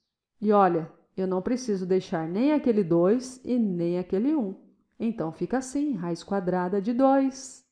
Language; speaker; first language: Portuguese; native; Portuguese